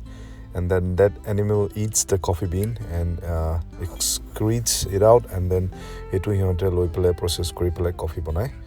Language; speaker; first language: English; non-native, local second language; Assamese